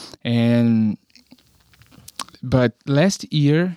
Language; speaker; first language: English; non-native, learner; Portuguese